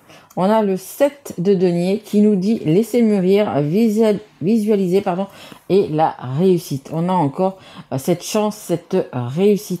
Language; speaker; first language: French; native; French